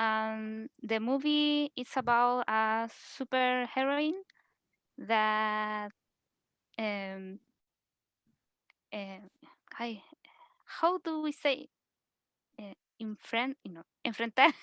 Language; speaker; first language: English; non-native, learner; Spanish